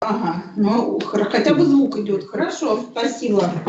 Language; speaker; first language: Russian; native; Russian